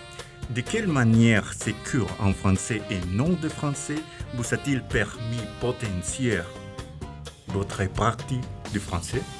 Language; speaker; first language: French; non-native, fluent; Spanish